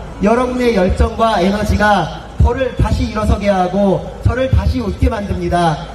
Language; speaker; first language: Korean; native; Korean